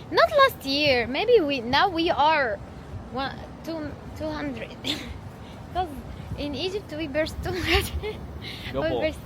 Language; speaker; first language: English; non-native, learner; Arabic